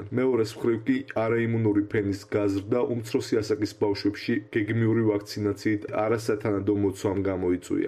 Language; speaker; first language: Georgian; native; Georgian